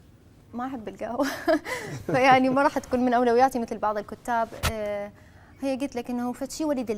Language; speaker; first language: Arabic; native; Arabic